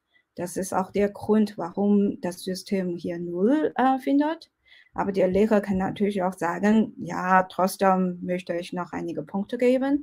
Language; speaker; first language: German; non-native, fluent; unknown